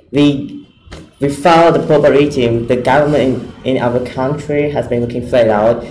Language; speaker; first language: English; non-native, fluent; Khmer